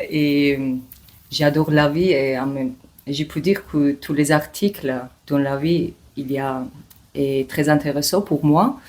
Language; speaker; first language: French; non-native, learner; Georgian